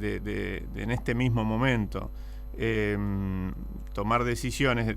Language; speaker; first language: Spanish; native; Spanish